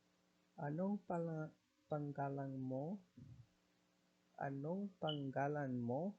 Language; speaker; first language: Filipino; non-native, learner; Spanish